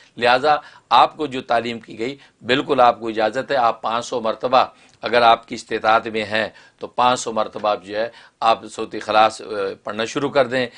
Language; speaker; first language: Urdu; native; Urdu